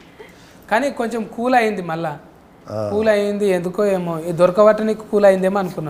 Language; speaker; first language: Telugu; native; Telugu